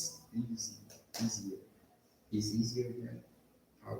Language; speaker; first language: English; non-native, learner; Portuguese